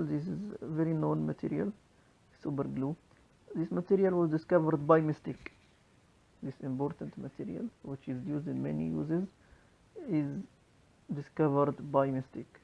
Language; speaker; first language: English; non-native, local second language; Arabic